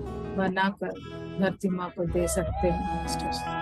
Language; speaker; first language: Hindi; native; Hindi